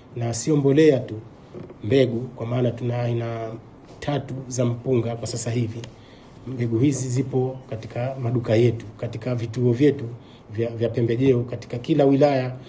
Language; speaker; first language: Swahili; native; Swahili